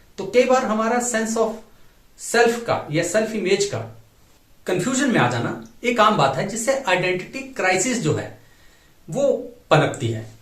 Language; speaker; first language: Hindi; native; Hindi